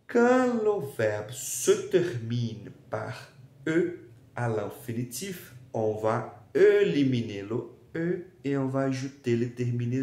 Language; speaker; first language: French; non-native, fluent; Portuguese